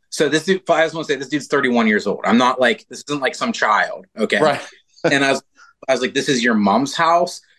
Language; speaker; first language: English; native; English